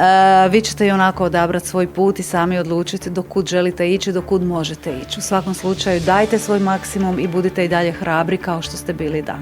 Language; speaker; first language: Bosnian; native; Bosnian